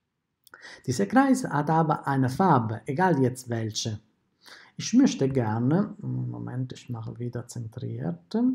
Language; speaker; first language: German; non-native, fluent; Italian